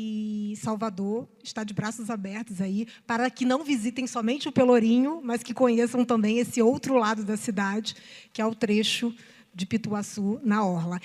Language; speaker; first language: Portuguese; native; Portuguese